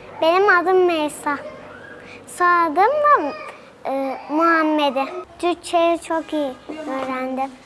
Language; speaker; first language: Turkish; non-native, learner; Persian